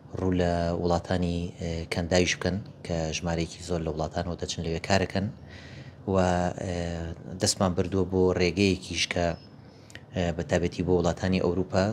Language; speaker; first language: Central Kurdish; native; Central Kurdish